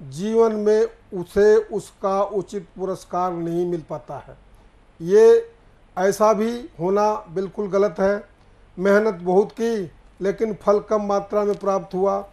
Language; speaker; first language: Hindi; native; Hindi